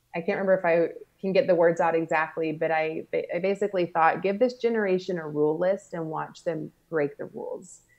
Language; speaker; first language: English; native; English